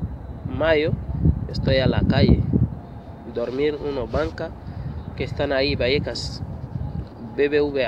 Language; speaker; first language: Spanish; non-native, learner; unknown